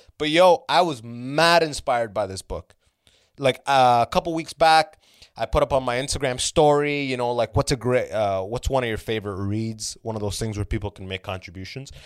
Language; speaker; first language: English; early bilingual, other home language; Arabic